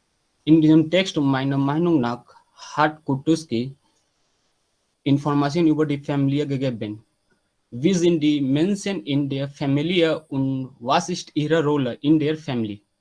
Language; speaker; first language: German; non-native, learner; Hindi